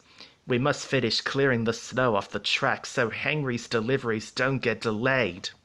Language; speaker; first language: English; native; English